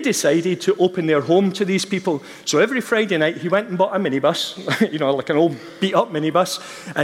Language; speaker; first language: English; native; English